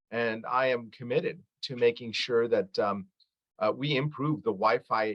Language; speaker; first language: English; early bilingual, other home language; Arabic